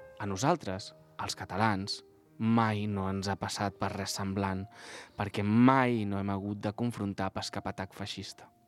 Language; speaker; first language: Catalan; native; Catalan